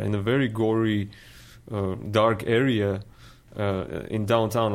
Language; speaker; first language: English; non-native, fluent; Russian